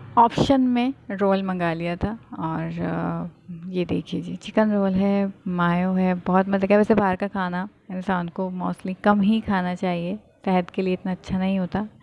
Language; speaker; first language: Urdu; native; Urdu